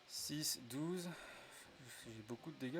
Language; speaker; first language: French; native; French